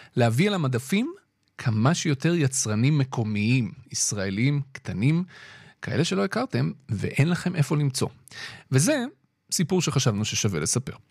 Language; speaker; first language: Hebrew; native; Hebrew